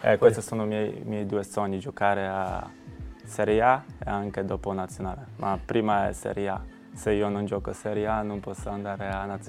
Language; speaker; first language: Italian; non-native, learner; Polish